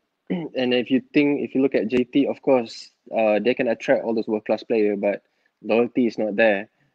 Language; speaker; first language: English; non-native, local second language; Malay